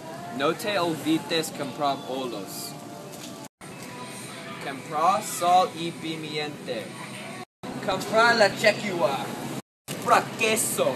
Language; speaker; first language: Spanish; non-native, learner; English